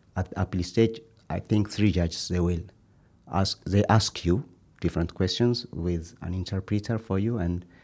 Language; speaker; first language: English; non-native, fluent; Amharic